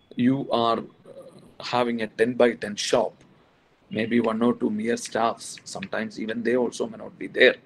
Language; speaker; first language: English; non-native, local second language; Malayalam